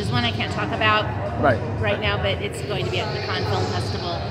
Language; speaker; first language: English; native; English